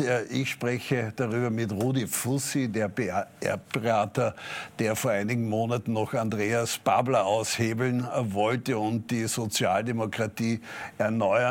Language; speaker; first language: German; native; German